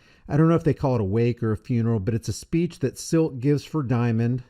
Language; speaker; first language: English; native; English